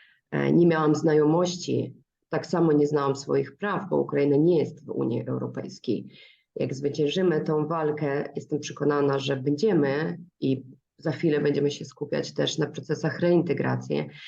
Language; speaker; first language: Polish; non-native, fluent; Russian